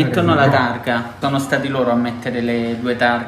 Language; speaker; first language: Italian; native; Italian